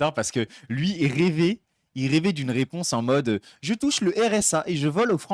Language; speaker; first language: French; native; French